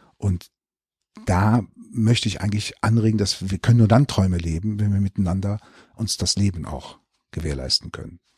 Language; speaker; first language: German; native; German